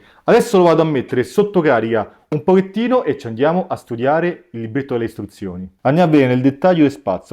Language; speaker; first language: Italian; native; Italian